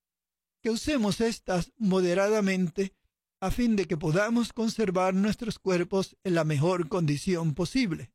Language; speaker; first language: Spanish; native; Spanish